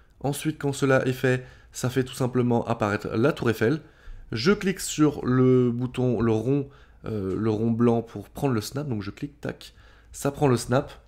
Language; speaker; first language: French; native; French